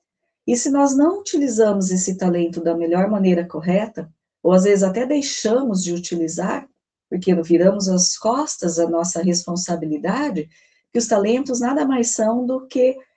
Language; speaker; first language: Portuguese; native; Portuguese